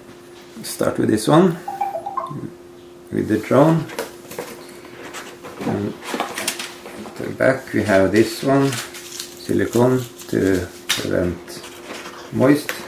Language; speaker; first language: English; non-native, fluent; Norwegian